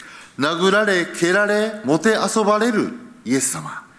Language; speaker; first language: Japanese; early bilingual, heritage; Japanese